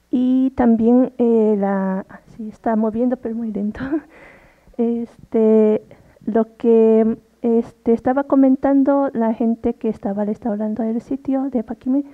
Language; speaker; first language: Spanish; non-native, fluent; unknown